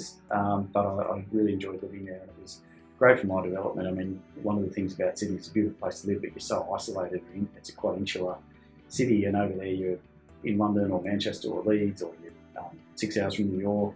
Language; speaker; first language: English; native; English